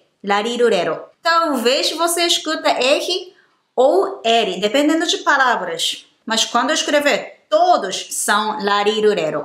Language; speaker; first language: Portuguese; non-native, fluent; Japanese